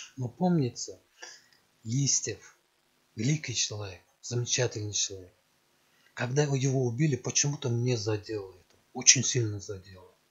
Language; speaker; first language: Russian; non-native, local second language; Azerbaijani